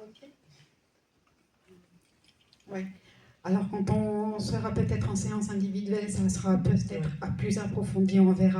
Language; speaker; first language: French; native; French